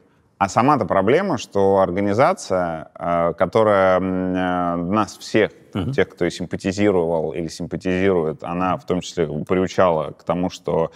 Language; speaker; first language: Russian; native; Russian